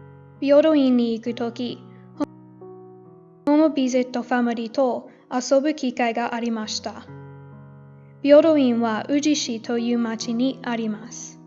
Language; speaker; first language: Japanese; non-native, learner; English